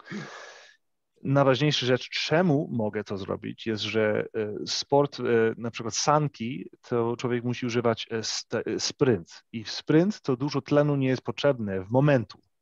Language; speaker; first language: Polish; early bilingual, heritage; English